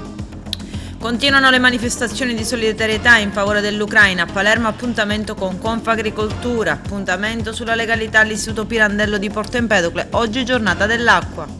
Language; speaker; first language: Italian; native; Italian